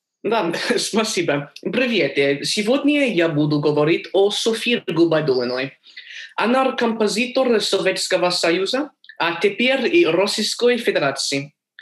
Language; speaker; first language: Russian; non-native, learner; English